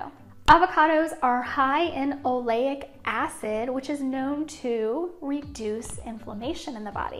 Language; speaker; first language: English; native; English